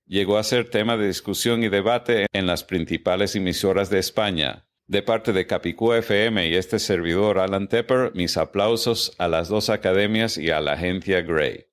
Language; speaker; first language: Spanish; non-native, fluent; English